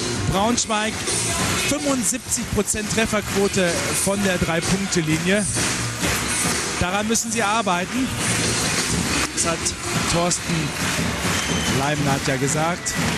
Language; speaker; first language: German; native; German